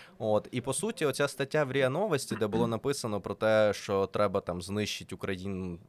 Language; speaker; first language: Ukrainian; non-native, local second language; Russian